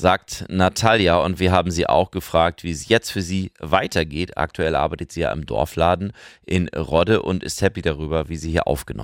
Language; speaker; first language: German; native; German